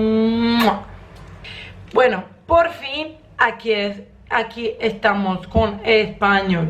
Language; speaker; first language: Spanish; non-native, fluent; Croatian